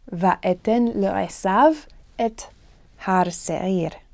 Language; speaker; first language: Hebrew; non-native, fluent; English